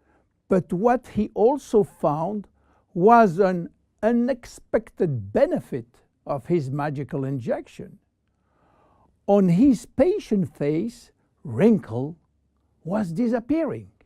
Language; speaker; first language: English; non-native, fluent; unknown